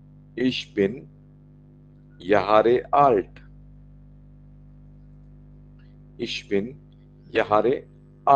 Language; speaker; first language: German; non-native, learner; Marathi